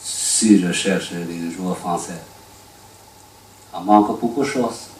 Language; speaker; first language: French; non-native, learner; Chinese